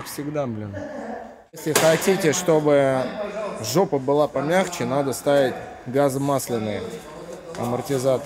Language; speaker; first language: Russian; native; Russian